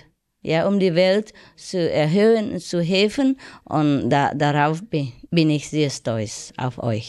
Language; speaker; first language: German; non-native, learner; Vietnamese